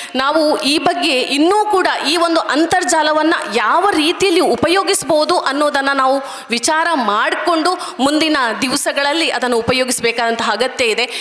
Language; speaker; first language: Kannada; native; Kannada